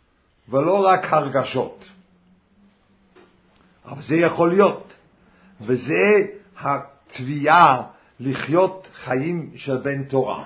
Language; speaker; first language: Hebrew; non-native, fluent; English